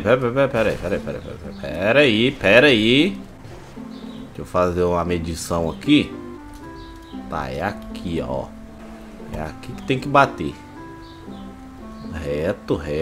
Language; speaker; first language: Portuguese; native; Portuguese